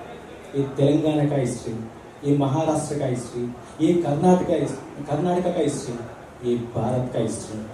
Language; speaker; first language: Hindi; non-native, local second language; Telugu